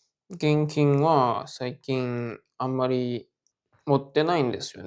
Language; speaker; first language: Japanese; non-native, learner; Korean